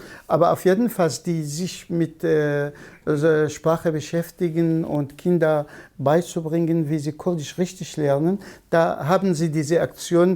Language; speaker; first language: German; non-native, fluent; Kurdish